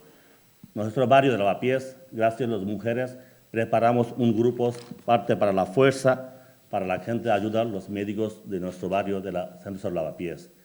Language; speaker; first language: Spanish; non-native, learner; Bangla